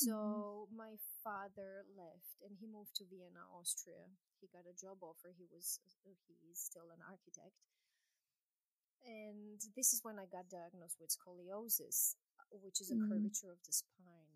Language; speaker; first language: English; non-native, fluent; Croatian